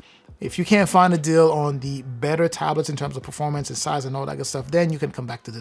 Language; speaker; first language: English; native; English